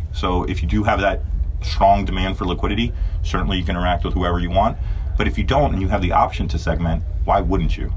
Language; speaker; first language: English; early bilingual, other home language; Turkish